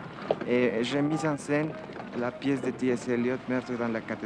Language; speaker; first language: French; non-native, learner; Spanish